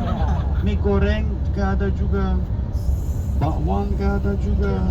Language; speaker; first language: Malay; non-native, fluent; Turkish